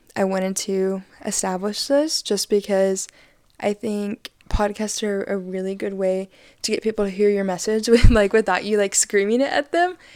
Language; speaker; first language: English; native; English